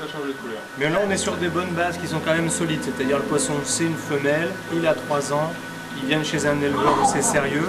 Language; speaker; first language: French; native; French